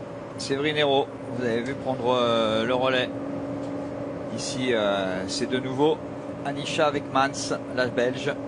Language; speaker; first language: French; native; French